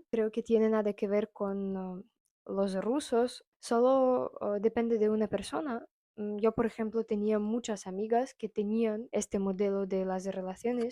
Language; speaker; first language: Spanish; non-native, fluent; Russian